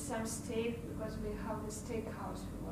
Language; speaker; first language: English; non-native, learner; Russian